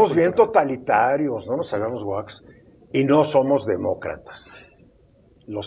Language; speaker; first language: Spanish; native; Spanish